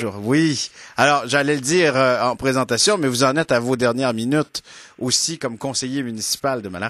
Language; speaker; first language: French; native; French